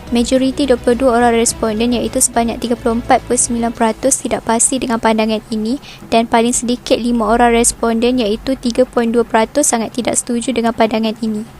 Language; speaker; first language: Malay; native; Malay